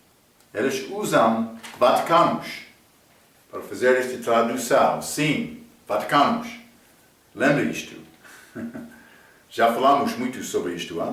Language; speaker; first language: Portuguese; non-native, fluent; English